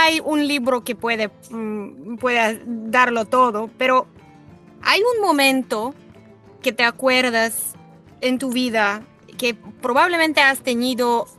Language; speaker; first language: Spanish; non-native, fluent; Bulgarian